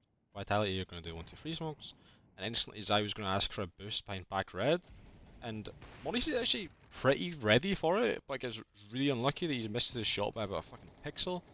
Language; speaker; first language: English; native; English